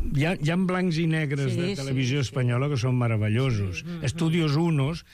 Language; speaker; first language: Catalan; non-native, local second language; Spanish